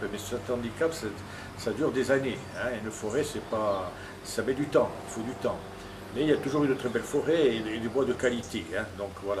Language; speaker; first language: French; native; French